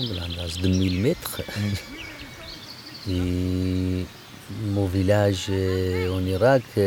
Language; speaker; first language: French; non-native, learner; Kurdish